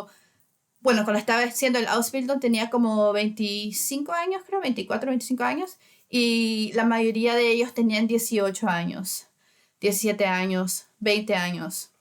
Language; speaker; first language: Spanish; early bilingual, heritage; Spanish